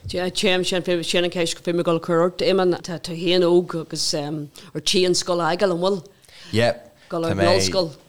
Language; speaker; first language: Irish; non-native, local second language; English